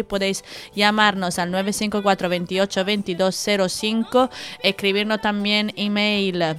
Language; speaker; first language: Spanish; native; Spanish